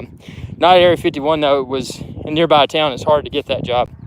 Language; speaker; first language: English; native; English